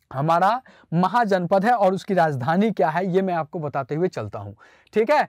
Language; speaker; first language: Hindi; native; Hindi